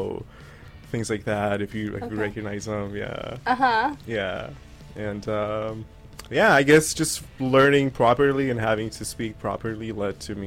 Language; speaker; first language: English; non-native, fluent; Persian